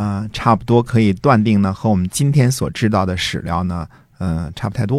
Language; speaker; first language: Chinese; native; Chinese